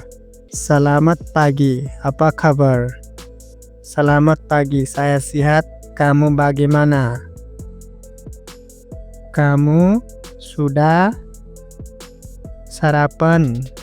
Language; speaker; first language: Indonesian; non-native, learner; Nepali